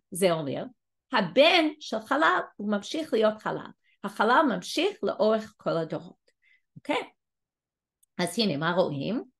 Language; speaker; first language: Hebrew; non-native, fluent; English